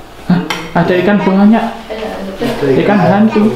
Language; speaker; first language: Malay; non-native, local second language; Javanese